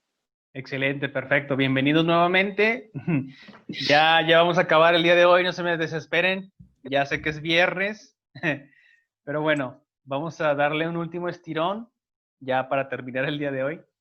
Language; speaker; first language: Spanish; native; Spanish